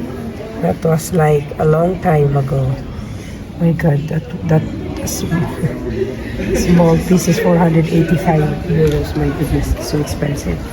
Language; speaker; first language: English; non-native, local second language; Filipino